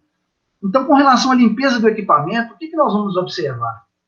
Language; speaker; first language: Portuguese; native; Portuguese